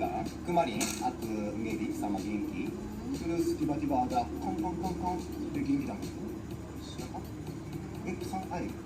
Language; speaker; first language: Indonesian; non-native, learner; Japanese